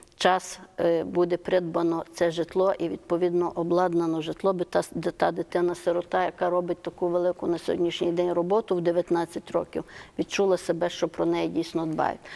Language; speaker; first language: Ukrainian; native; Ukrainian